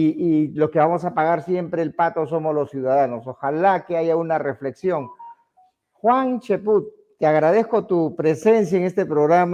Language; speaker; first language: Spanish; native; Spanish